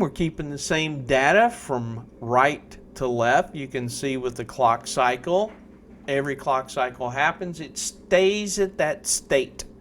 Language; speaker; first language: English; native; English